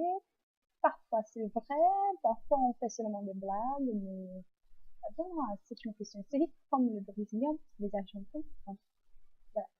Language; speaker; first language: French; non-native, fluent; Portuguese